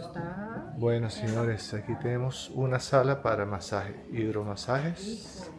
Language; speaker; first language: Spanish; native; Spanish